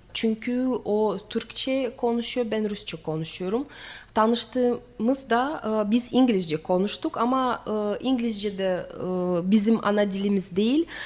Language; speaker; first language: Turkish; non-native, learner; Russian